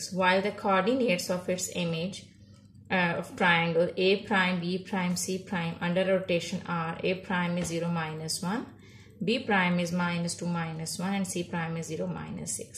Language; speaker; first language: English; non-native, local second language; Urdu